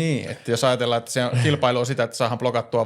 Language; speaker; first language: Finnish; native; Finnish